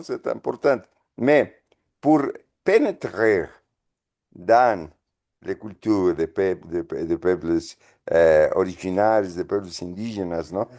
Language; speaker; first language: French; non-native, fluent; Spanish